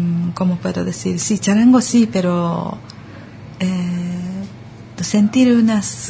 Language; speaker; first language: Spanish; early bilingual, other home language; Japanese